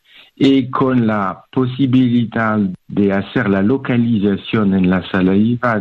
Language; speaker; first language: Spanish; non-native, fluent; French